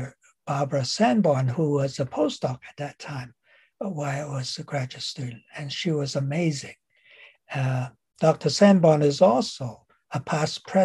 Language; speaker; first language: English; non-native, local second language; Cantonese